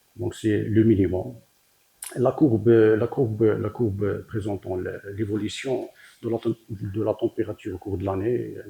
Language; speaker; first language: French; non-native, local second language; Arabic